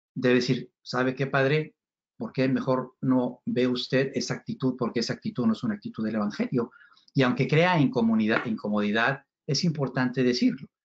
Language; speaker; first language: Spanish; native; Spanish